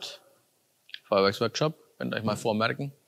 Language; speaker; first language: German; native; German